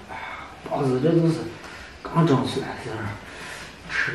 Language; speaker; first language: Chinese; native; Chinese